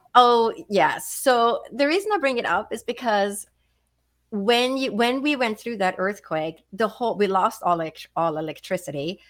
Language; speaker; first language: English; non-native, fluent; Swedish